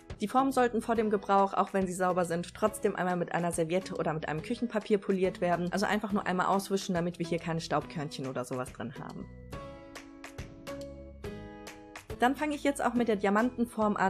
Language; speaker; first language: German; native; German